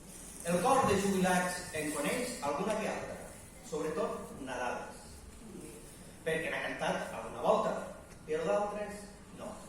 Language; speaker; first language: Catalan; native; Catalan